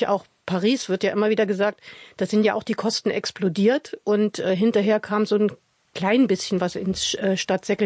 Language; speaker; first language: German; native; German